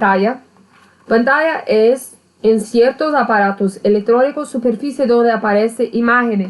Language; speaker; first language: Spanish; non-native, learner; Portuguese